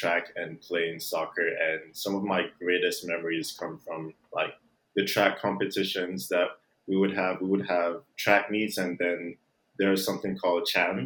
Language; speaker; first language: English; non-native, local second language; Jamaican Creole English